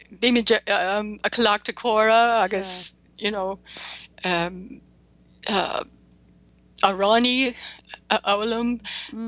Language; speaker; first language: Irish; non-native, learner; English